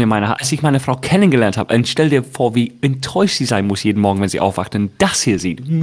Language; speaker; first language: German; non-native, fluent; English